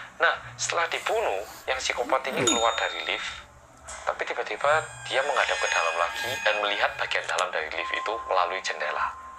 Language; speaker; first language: Indonesian; non-native, fluent; Korean